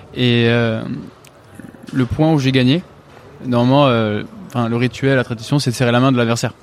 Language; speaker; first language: French; early bilingual, other home language; Bulgarian